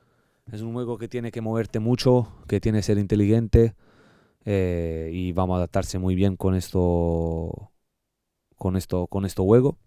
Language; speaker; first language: Spanish; non-native, learner; Italian